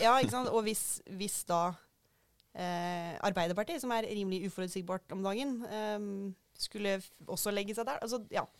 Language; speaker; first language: Norwegian; native; Norwegian